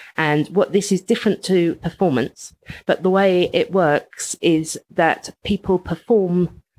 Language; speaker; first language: English; native; English